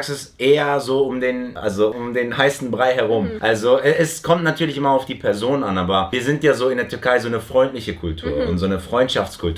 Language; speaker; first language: German; early bilingual, heritage; Turkish